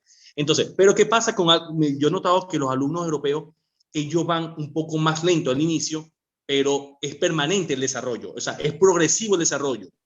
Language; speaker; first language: Spanish; native; Spanish